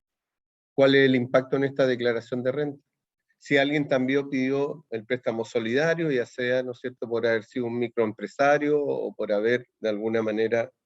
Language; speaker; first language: Spanish; native; Spanish